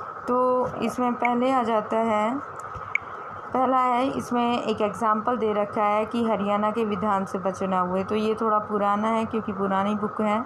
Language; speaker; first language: Hindi; native; Hindi